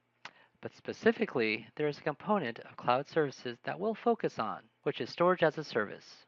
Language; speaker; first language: English; native; English